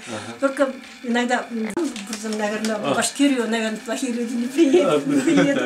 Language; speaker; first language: Russian; non-native, local second language; Bashkir